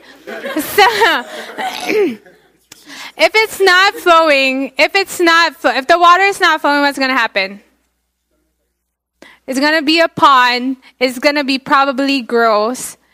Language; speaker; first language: English; non-native, local second language; Filipino